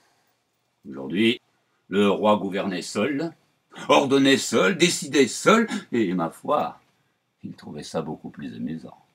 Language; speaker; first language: French; native; French